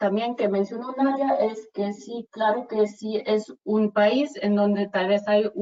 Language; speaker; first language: Spanish; non-native, fluent; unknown